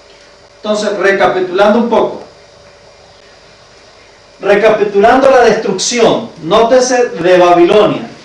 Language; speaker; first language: Spanish; native; Spanish